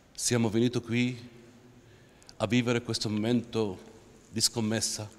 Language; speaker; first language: Italian; non-native, fluent; Arabic